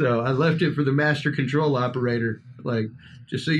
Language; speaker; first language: English; native; English